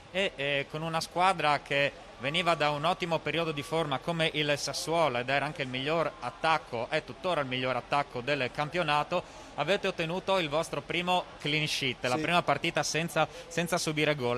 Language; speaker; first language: Italian; native; Italian